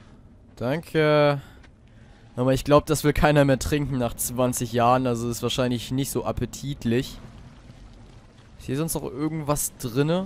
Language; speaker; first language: German; native; German